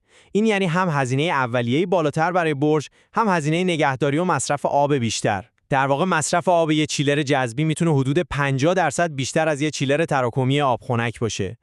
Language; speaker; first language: Persian; native; Persian